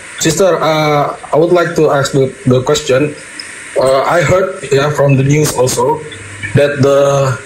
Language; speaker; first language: English; non-native, learner; Indonesian